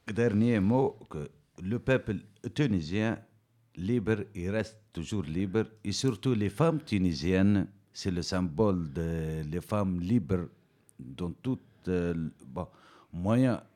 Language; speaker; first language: French; non-native, learner; Berber languages